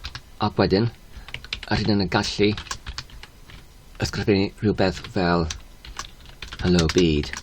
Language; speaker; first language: Welsh; non-native, learner; Polish